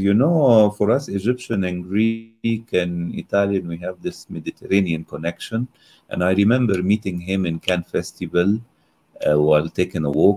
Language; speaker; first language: English; non-native, fluent; Arabic